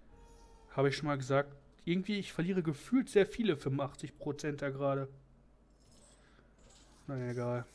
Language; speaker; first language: German; native; German